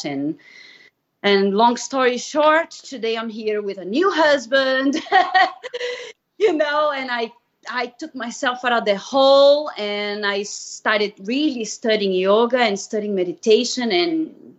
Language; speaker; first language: English; non-native, fluent; Portuguese